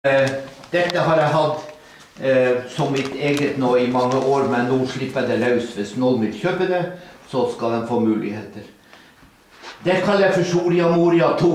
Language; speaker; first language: Norwegian; native; Norwegian